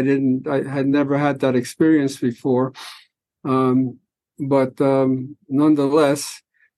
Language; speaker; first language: English; early bilingual, other home language; Spanish